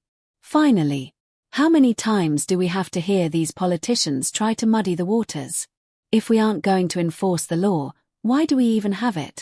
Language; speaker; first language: English; native; English